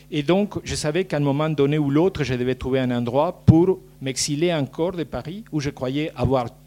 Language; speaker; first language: French; non-native, fluent; Spanish